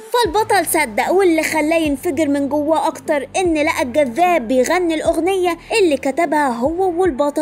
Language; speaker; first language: Arabic; native; Arabic